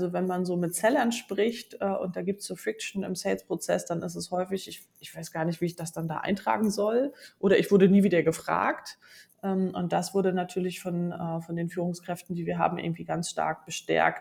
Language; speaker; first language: German; native; German